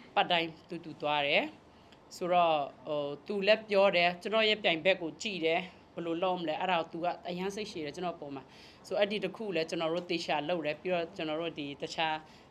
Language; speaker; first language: Burmese; native; Burmese